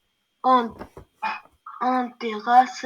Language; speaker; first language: French; non-native, learner; Arabic